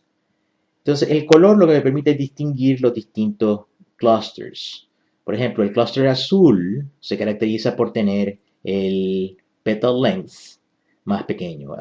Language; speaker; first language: Spanish; native; Spanish